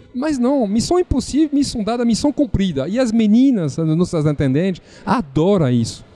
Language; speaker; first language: Portuguese; non-native, fluent; French